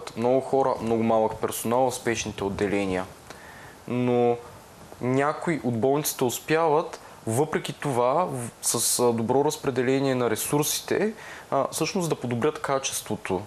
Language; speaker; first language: Bulgarian; native; Bulgarian